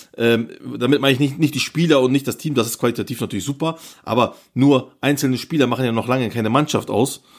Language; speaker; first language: German; early bilingual, other home language; Turkish